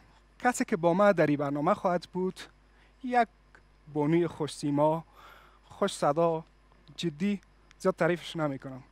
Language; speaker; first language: Persian; native; Persian